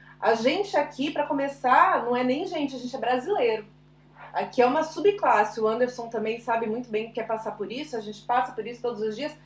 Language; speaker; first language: Portuguese; native; Portuguese